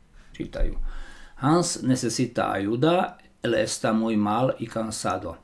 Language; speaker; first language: Spanish; non-native, fluent; Slovak